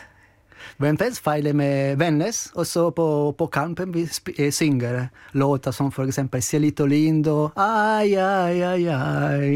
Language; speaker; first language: Norwegian; non-native, fluent; Spanish